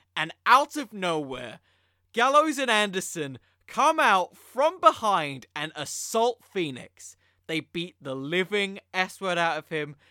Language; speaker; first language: English; native; English